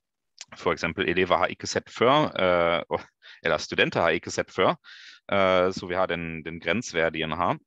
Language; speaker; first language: Norwegian; non-native, fluent; German